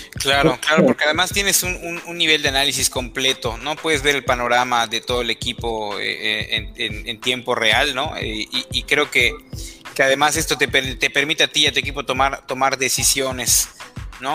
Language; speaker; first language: Spanish; native; Spanish